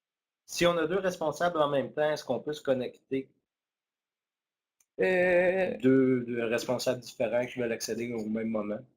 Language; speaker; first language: French; native; French